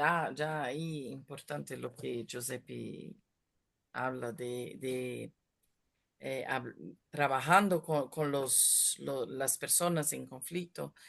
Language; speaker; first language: Spanish; non-native, fluent; Portuguese